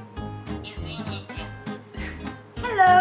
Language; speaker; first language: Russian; non-native, learner; Italian